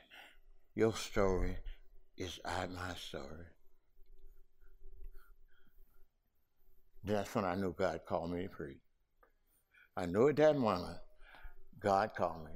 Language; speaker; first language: English; early bilingual, other home language; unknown